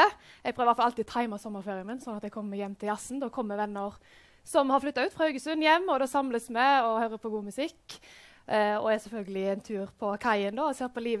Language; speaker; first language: Norwegian; native; Norwegian